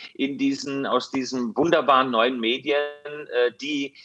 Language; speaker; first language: German; native; German